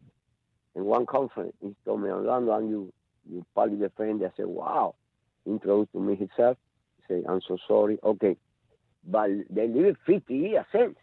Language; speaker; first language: English; non-native, learner; Spanish